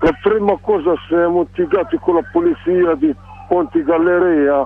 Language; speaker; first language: Italian; non-native, learner; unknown